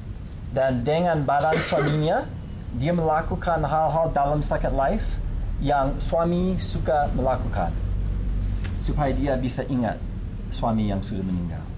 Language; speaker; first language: Indonesian; non-native, fluent; English